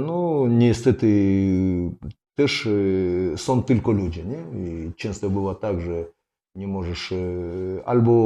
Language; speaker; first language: Polish; non-native, fluent; Russian